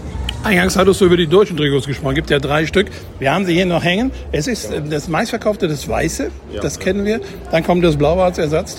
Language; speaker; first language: German; native; German